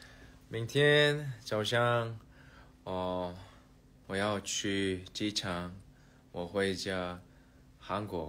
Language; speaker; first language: Chinese; non-native, learner; Korean